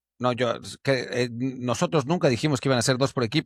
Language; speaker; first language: Spanish; native; Spanish